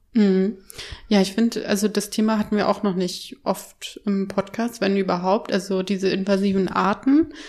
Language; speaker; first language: German; native; German